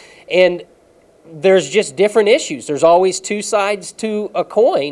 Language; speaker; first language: English; native; English